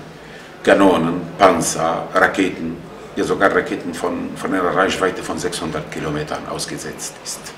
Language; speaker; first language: German; non-native, fluent; Arabic